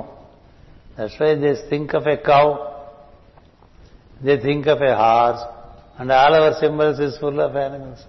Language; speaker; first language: English; non-native, local second language; Telugu